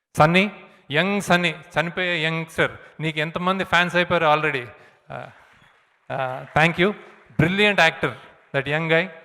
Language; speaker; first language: Telugu; native; Telugu